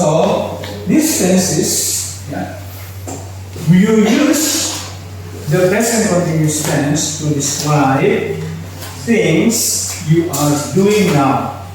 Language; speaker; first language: English; non-native, fluent; Indonesian